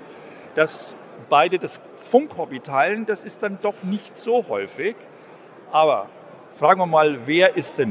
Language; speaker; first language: German; native; German